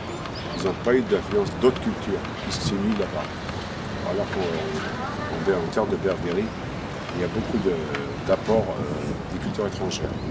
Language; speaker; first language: French; non-native, local second language; Kabyle